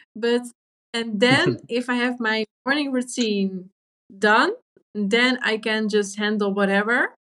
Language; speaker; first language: English; non-native, fluent; Dutch